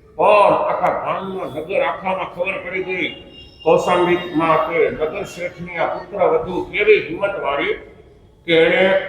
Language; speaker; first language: Gujarati; non-native, local second language; Kachhi